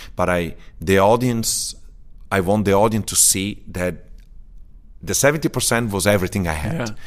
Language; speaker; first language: English; early bilingual, other home language; Italian